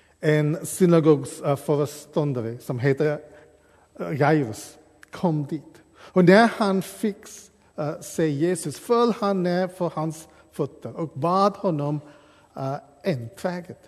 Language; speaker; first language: Swedish; non-native, fluent; English